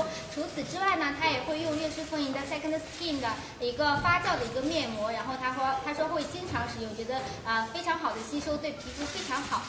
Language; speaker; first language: Chinese; native; Chinese